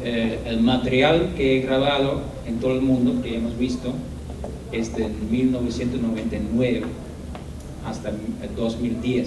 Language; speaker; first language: Spanish; non-native, fluent; Dutch